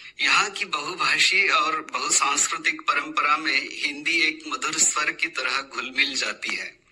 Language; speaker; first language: Hindi; non-native, local second language; Marathi